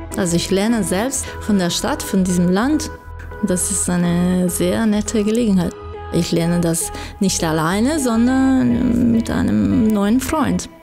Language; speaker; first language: German; non-native, fluent; Italian